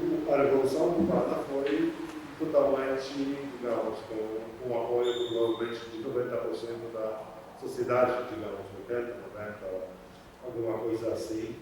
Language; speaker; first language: Portuguese; non-native, fluent; Polish